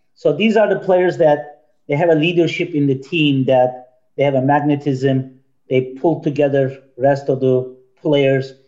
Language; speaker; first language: English; non-native, fluent; Turkish